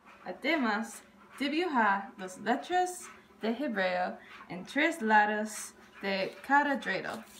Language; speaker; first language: Spanish; non-native, learner; English